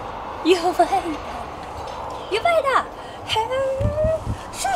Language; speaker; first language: Chinese; non-native, fluent; Japanese